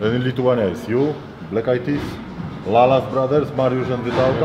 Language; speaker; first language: English; non-native, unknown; Polish